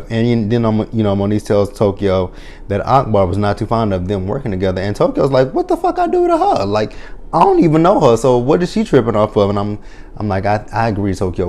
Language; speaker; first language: English; native; English